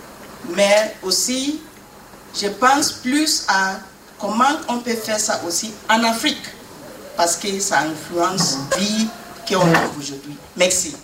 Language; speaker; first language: French; non-native, learner; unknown